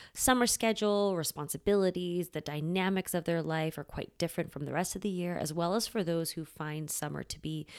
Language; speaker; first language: English; native; English